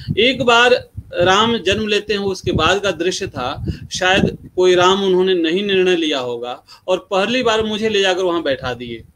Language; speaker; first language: Hindi; non-native, local second language; Bhojpuri